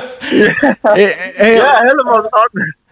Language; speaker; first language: Dutch; non-native, learner; Persian